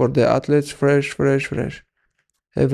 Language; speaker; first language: English; non-native, learner; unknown